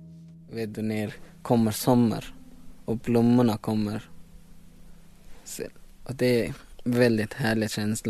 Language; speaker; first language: Swedish; non-native, learner; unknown